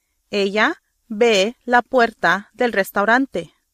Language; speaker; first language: Spanish; non-native, learner; English